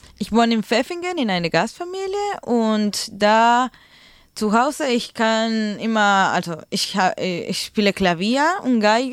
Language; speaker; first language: German; non-native, learner; Spanish